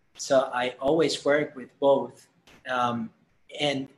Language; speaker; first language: English; non-native, fluent; Spanish